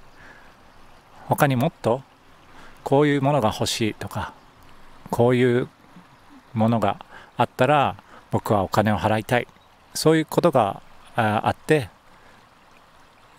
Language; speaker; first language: Japanese; native; Japanese